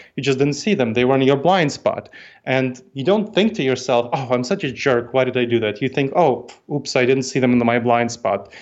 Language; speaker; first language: English; early bilingual, other home language; Russian